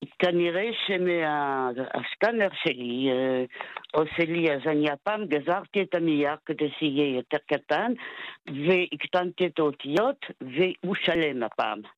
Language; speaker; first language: Hebrew; non-native, fluent; French